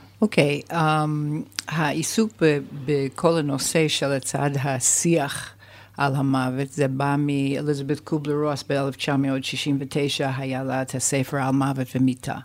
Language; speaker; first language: Hebrew; non-native, fluent; English